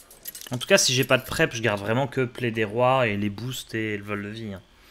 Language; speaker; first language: French; native; French